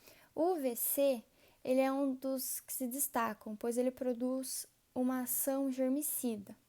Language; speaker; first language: Portuguese; native; Portuguese